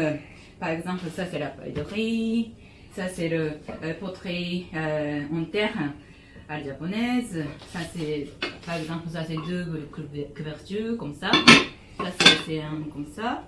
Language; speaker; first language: French; non-native, learner; Japanese